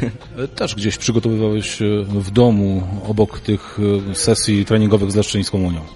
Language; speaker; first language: Polish; native; Polish